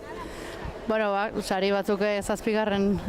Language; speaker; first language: Basque; native; Basque